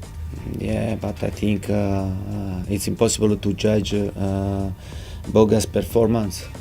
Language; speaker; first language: English; non-native, fluent; Italian